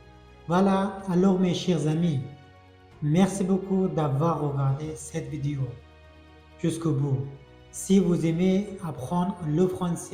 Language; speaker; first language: French; non-native, fluent; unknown